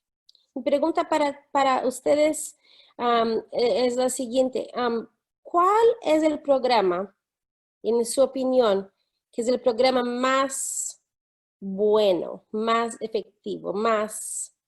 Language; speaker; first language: Spanish; non-native, fluent; English